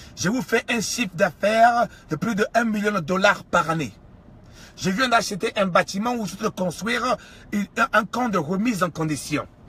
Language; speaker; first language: French; non-native, local second language; Kongo